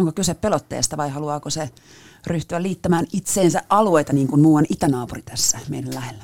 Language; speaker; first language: Finnish; native; Finnish